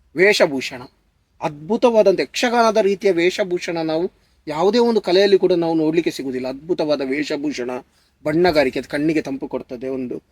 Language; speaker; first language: Kannada; native; Kannada